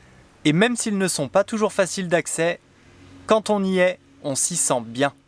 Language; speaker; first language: French; native; French